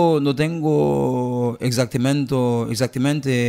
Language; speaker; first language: Spanish; non-native, learner; Haitian Creole